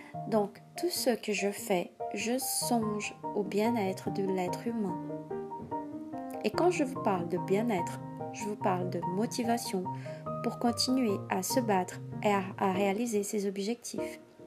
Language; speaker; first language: French; non-native, fluent; Portuguese